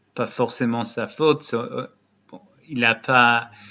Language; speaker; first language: French; early bilingual, heritage; English